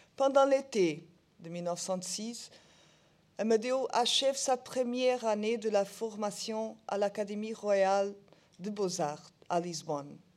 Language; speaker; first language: French; non-native, learner; Portuguese